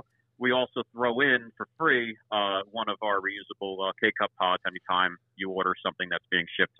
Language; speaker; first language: English; native; English